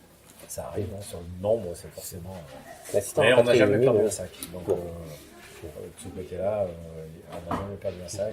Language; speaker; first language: French; native; French